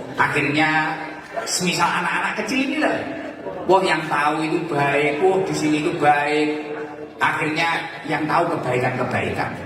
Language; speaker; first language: Indonesian; non-native, local second language; Javanese